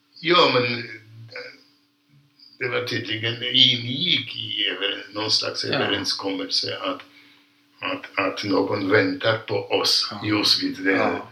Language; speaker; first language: Swedish; non-native, fluent; Polish